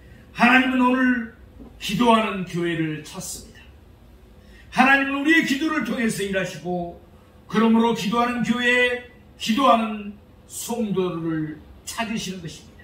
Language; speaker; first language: Korean; native; Korean